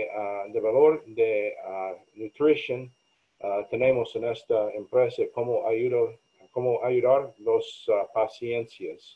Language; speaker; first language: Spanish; non-native, learner; English